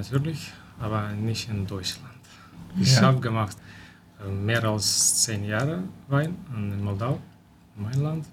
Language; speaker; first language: German; non-native, local second language; Romanian